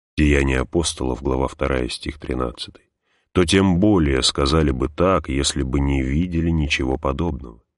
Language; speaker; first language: Russian; native; Russian